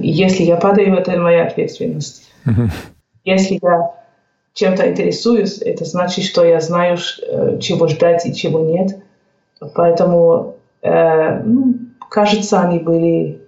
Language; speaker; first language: Russian; non-native, fluent; German